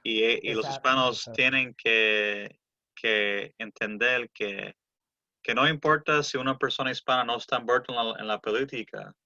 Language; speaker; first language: Spanish; early bilingual, heritage; Spanish